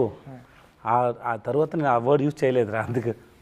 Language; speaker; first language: Telugu; non-native, learner; Tamil